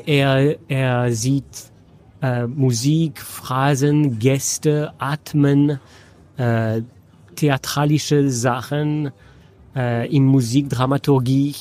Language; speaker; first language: German; non-native, fluent; French